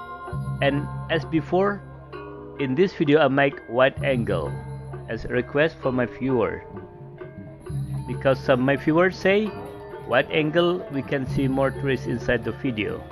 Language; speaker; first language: English; non-native, fluent; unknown